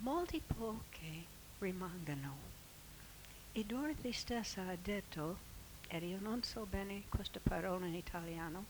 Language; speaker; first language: Italian; non-native, fluent; English